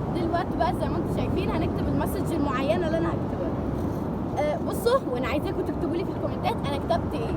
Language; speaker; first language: Arabic; native; Arabic